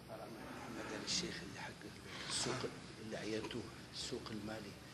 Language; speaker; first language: Arabic; native; Arabic